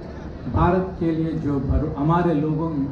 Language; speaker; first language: Hindi; non-native, local second language; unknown